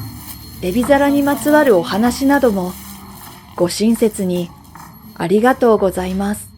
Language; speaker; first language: Japanese; native; Japanese